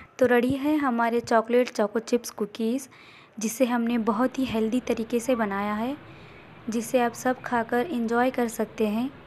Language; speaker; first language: Hindi; native; Hindi